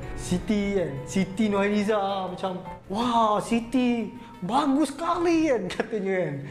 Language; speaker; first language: Malay; native; Malay